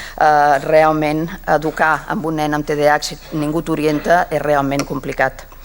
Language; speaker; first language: Catalan; native; Catalan